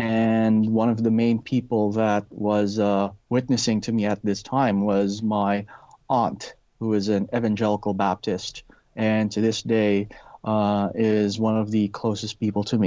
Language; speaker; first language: English; non-native, local second language; Filipino